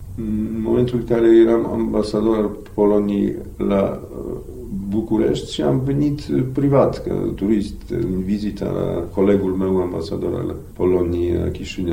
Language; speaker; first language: Romanian; non-native, fluent; Polish